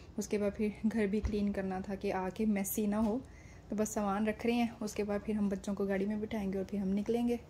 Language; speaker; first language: Urdu; non-native, local second language; Punjabi